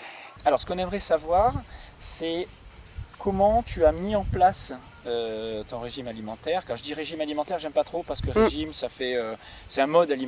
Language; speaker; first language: French; native; French